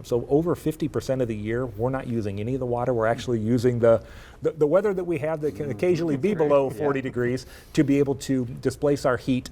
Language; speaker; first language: English; native; English